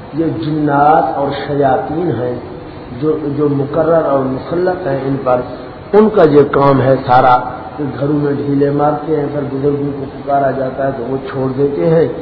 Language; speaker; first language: Urdu; non-native, local second language; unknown